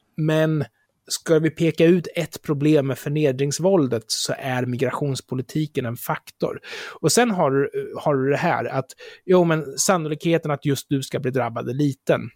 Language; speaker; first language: Swedish; native; Swedish